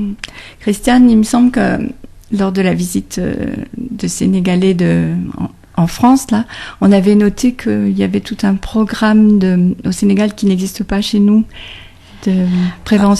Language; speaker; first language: French; native; French